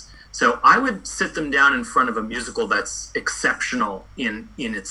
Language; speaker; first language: English; native; English